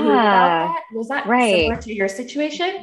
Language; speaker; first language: English; early bilingual, other home language; Korean